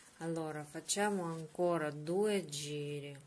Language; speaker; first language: Italian; non-native, learner; Russian